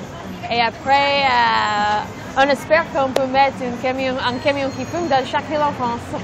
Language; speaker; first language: French; non-native, learner; English